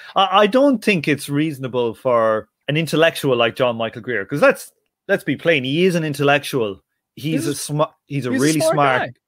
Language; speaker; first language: English; native; English